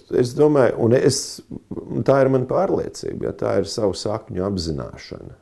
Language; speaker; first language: Latvian; native; Latvian